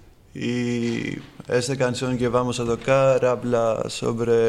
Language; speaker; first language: Spanish; non-native, learner; Greek